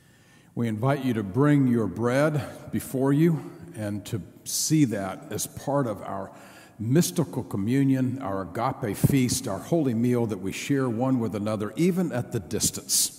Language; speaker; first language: English; native; English